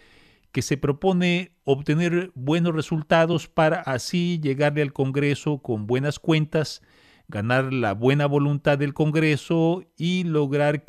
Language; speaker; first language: Spanish; native; Spanish